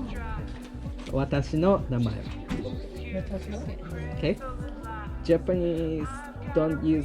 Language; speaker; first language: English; non-native, learner; Japanese